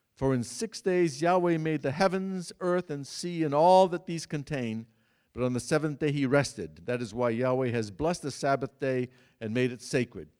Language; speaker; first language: English; native; English